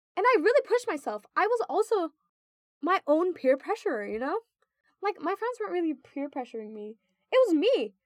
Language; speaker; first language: English; non-native, local second language; Filipino